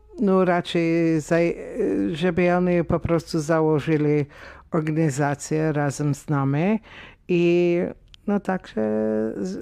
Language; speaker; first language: Polish; non-native, fluent; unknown